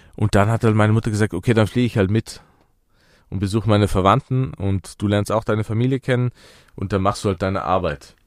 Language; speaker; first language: German; early bilingual, other home language; Persian